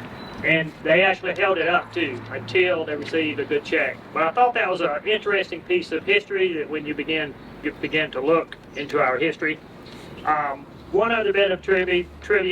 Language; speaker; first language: English; native; English